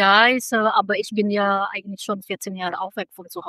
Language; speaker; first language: German; non-native, local second language; Indonesian